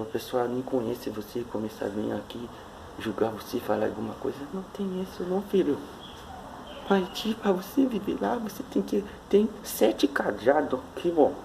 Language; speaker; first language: Portuguese; non-native, fluent; Haitian Creole